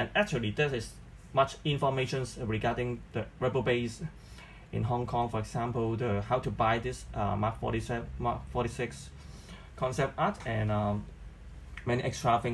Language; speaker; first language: English; non-native, local second language; Cantonese